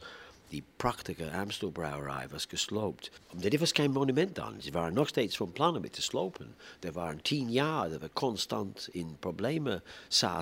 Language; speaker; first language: Dutch; non-native, fluent; English